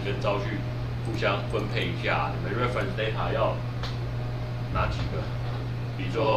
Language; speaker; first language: Chinese; native; Chinese